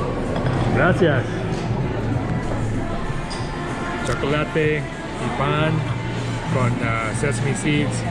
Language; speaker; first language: Spanish; non-native, learner; English